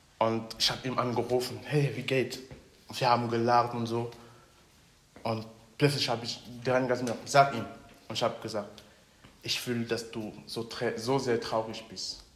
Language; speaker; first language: German; non-native, fluent; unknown